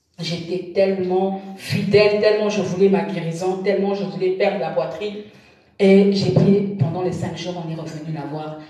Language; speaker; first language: French; non-native, local second language; Lingala